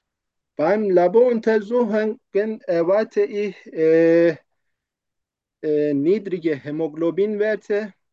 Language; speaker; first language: German; non-native, learner; Turkish